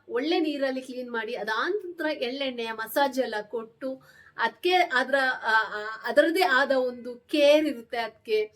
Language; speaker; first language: Kannada; non-native, local second language; Tulu